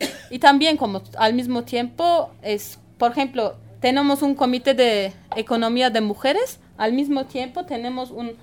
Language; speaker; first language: Spanish; non-native, learner; Kurdish